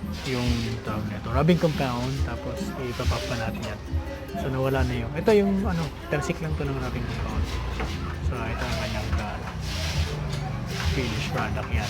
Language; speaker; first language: Filipino; native; Filipino